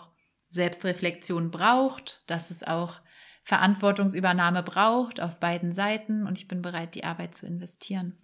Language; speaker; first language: German; native; German